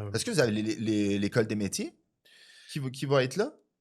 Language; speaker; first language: French; native; French